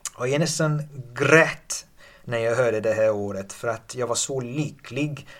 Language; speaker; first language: Swedish; non-native, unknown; English